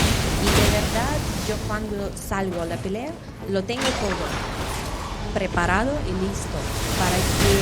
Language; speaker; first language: Spanish; non-native, fluent; Russian